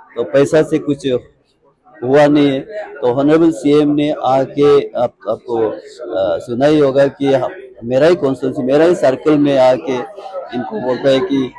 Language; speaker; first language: Hindi; non-native, local second language; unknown